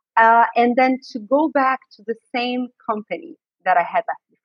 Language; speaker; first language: English; non-native, fluent; Portuguese